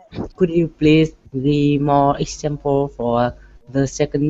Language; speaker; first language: English; non-native, learner; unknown